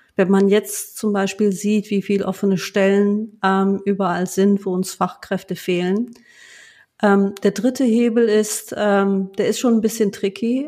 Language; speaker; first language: German; early bilingual, other home language; Turkish